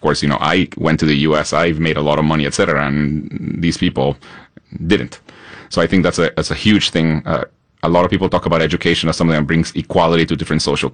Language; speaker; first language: English; non-native, fluent; Spanish